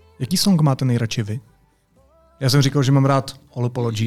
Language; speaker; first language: Czech; native; Czech